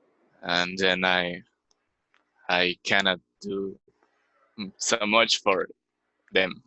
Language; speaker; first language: English; non-native, learner; Spanish